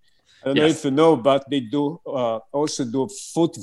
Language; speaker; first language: English; non-native, fluent; Portuguese